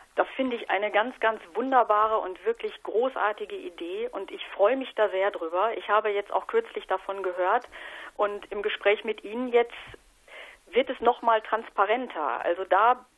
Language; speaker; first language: German; native; German